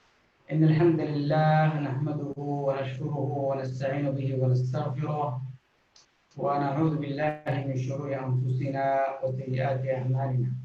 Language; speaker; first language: Arabic; native; Arabic